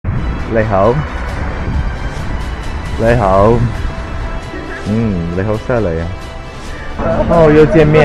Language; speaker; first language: Chinese; non-native, learner; Italian